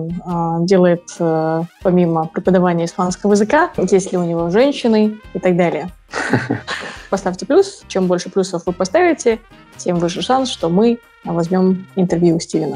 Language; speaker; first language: Russian; native; Russian